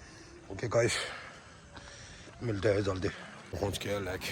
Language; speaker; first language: Hindi; non-native, local second language; Tibetan